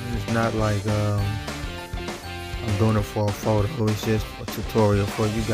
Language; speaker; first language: English; native; English